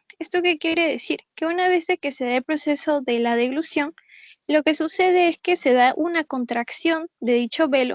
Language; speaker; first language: Spanish; native; Spanish